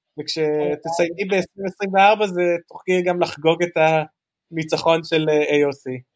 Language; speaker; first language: Hebrew; native; Hebrew